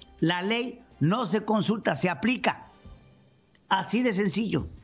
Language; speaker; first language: Spanish; native; Spanish